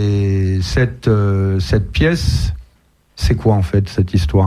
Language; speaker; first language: French; native; French